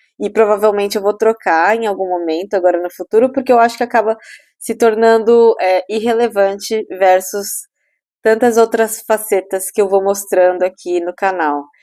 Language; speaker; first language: Portuguese; native; Portuguese